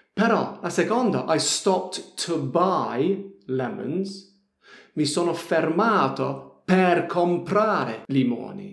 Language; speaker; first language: Italian; non-native, fluent; English